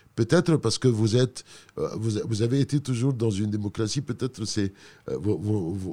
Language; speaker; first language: French; non-native, fluent; Arabic